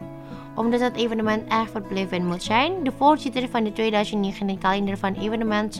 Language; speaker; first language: Dutch; non-native, fluent; Indonesian